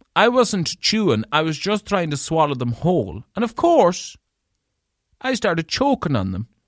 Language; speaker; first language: English; native; English